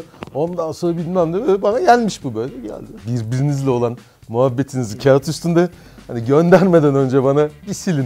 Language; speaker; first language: Turkish; native; Turkish